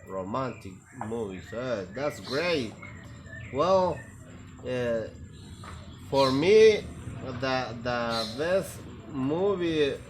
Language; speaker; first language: English; non-native, learner; Spanish